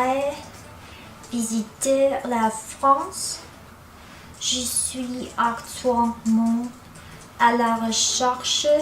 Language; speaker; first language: French; non-native, learner; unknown